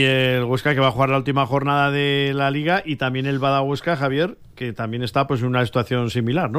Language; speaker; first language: Spanish; native; Spanish